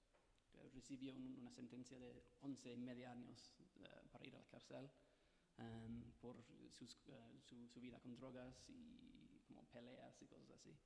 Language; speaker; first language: Spanish; non-native, fluent; English